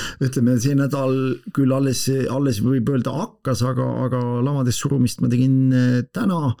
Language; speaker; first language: Estonian; native; Estonian